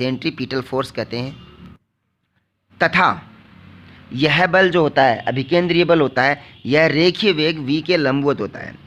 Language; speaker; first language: Hindi; native; Hindi